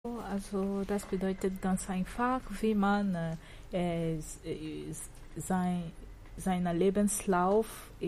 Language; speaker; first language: German; non-native, fluent; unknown